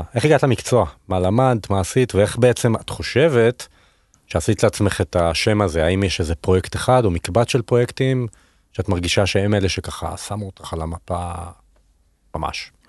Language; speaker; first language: Hebrew; native; Hebrew